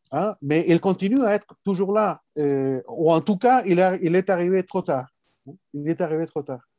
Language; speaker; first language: French; non-native, fluent; Spanish